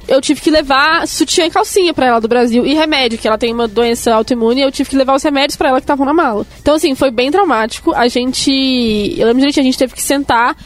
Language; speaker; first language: Portuguese; native; Portuguese